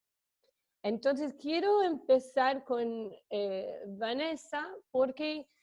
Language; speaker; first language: Spanish; non-native, fluent; English